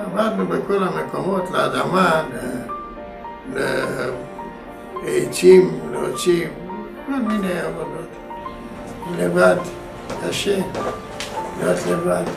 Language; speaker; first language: Hebrew; non-native, fluent; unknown